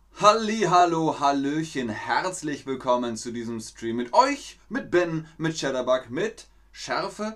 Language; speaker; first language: German; native; German